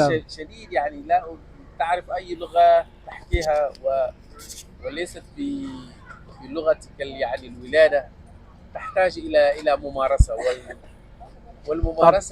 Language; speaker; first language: Arabic; non-native, fluent; Tamasheq